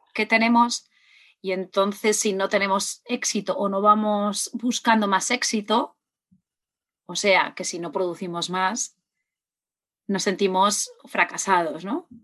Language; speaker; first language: Spanish; native; Spanish